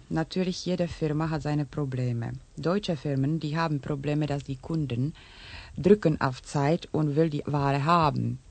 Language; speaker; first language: German; non-native, learner; Czech